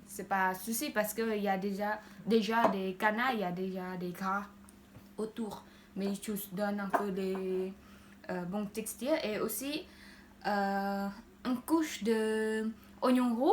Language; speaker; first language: French; non-native, learner; Khmer